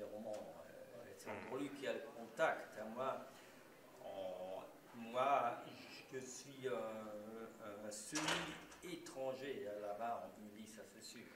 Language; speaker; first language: French; non-native, local second language; German